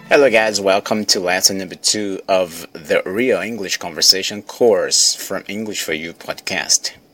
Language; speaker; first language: English; non-native, fluent; Portuguese